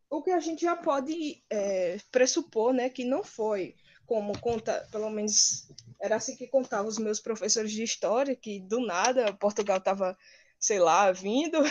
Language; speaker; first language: Portuguese; native; Portuguese